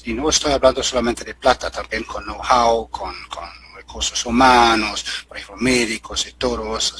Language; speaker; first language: Spanish; non-native, fluent; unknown